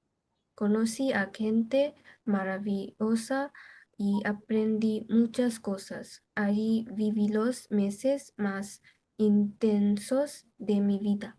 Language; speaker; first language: Spanish; non-native, learner; Bangla